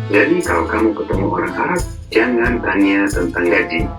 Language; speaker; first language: Indonesian; non-native, fluent; Arabic